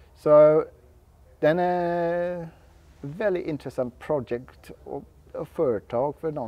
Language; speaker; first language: Swedish; non-native, learner; English